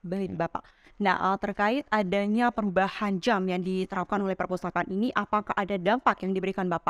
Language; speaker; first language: Indonesian; native; Indonesian